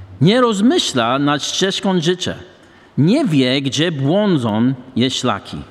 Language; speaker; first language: Polish; non-native, fluent; English